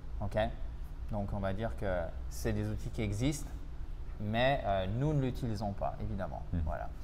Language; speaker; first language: French; native; French